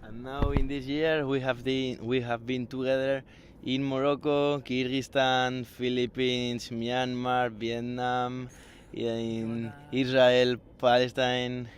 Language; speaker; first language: English; non-native, fluent; Spanish